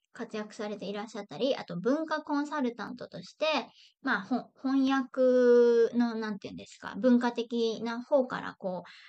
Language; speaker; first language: Japanese; native; Japanese